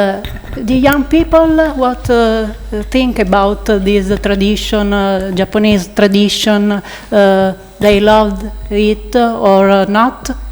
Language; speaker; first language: English; non-native, learner; Italian